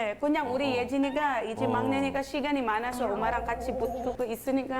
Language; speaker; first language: Korean; non-native, learner; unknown